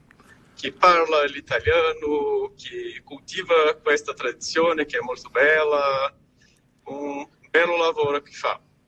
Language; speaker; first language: Italian; non-native, fluent; Portuguese